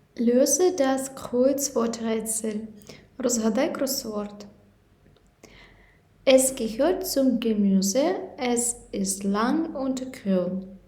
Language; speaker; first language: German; non-native, fluent; Ukrainian